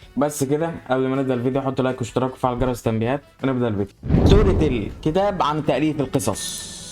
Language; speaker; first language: Arabic; native; Arabic